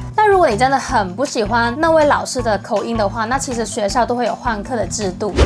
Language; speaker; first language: Chinese; non-native, local second language; Cantonese